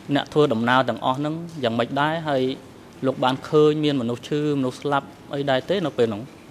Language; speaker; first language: Khmer; native; Khmer